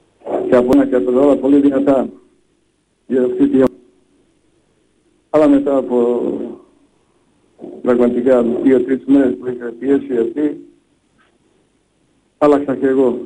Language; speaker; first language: Greek; non-native, fluent; Bosnian